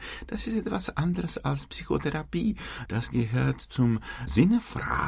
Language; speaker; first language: German; non-native, fluent; Czech